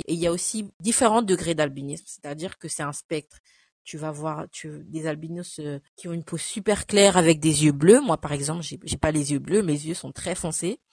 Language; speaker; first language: French; early bilingual, other home language; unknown